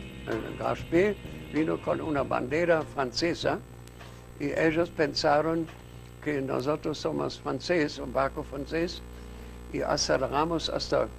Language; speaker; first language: Spanish; non-native, fluent; German